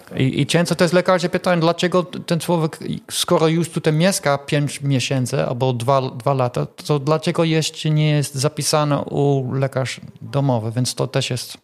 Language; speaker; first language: Polish; non-native, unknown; Dutch